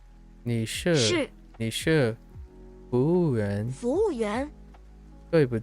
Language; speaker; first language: Chinese; non-native, learner; English